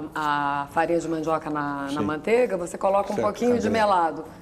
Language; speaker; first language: Portuguese; native; Portuguese